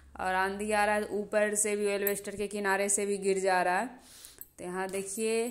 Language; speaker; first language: Hindi; native; Hindi